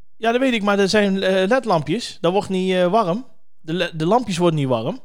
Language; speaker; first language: Dutch; native; Dutch